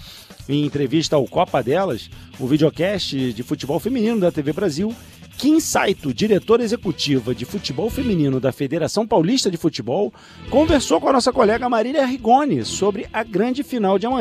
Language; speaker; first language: Portuguese; native; Portuguese